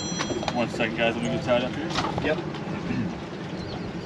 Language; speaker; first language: English; native; English